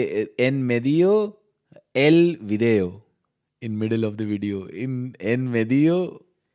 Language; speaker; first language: Spanish; non-native, learner; Hindi